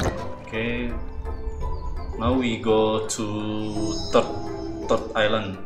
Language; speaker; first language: English; non-native, learner; Indonesian